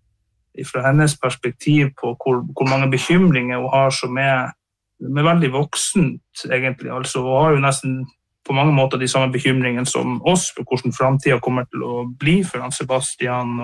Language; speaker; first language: Norwegian; native; Norwegian